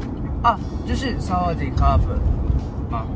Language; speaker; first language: Chinese; non-native, learner; Japanese